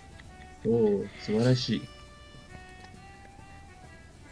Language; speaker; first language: Japanese; non-native, learner; Spanish